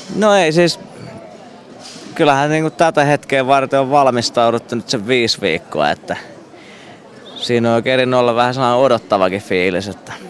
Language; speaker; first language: Finnish; native; Finnish